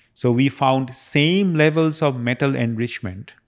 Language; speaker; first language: English; non-native, local second language; Bangla